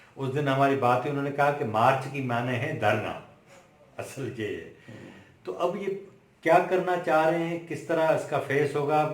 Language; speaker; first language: Urdu; non-native, local second language; Sindhi